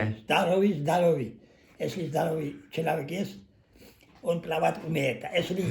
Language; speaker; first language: Russian; non-native, learner; Georgian